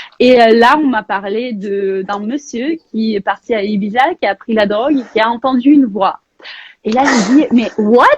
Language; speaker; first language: French; non-native, fluent; Russian